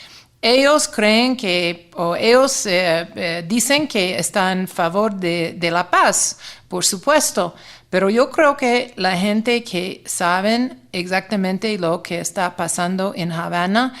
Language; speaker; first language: Spanish; non-native, fluent; English